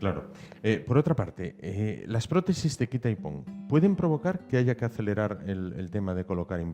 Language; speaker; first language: Spanish; native; Spanish